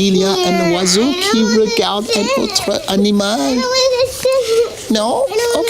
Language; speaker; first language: French; non-native, fluent; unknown